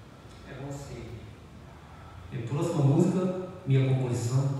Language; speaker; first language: Portuguese; non-native, fluent; Japanese